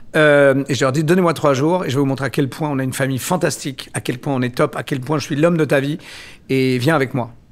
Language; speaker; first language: French; native; French